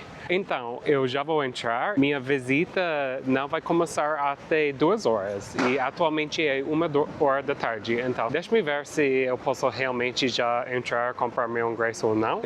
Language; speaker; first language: Portuguese; non-native, fluent; English